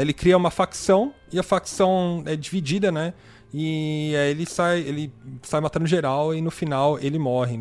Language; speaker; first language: Portuguese; native; Portuguese